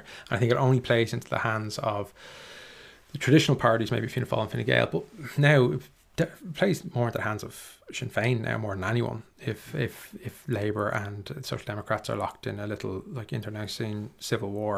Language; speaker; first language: English; native; English